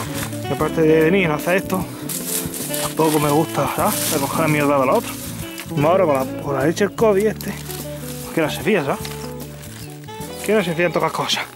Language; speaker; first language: Spanish; native; Spanish